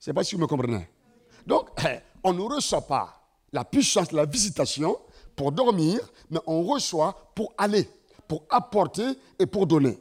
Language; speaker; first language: French; non-native, local second language; Mossi